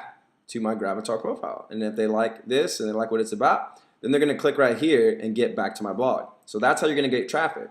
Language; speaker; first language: English; native; English